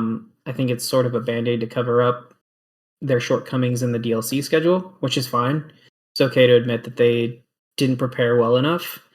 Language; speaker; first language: English; native; English